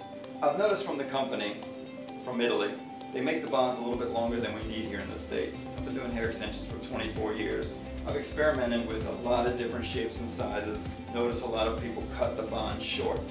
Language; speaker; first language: English; native; English